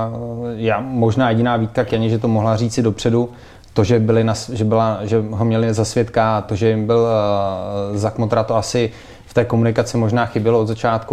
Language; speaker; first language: Czech; native; Czech